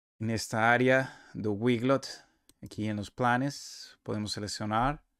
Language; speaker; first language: Portuguese; non-native, learner; Spanish